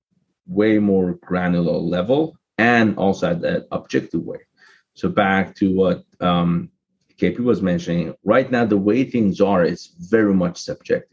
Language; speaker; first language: English; non-native, fluent; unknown